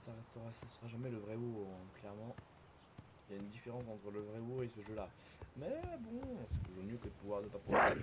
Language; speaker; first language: French; native; French